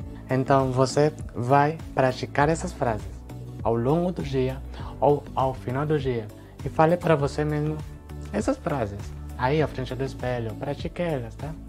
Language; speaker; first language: Portuguese; non-native, fluent; Spanish